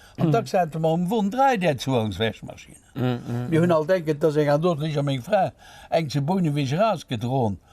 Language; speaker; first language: Luxembourgish; native; Luxembourgish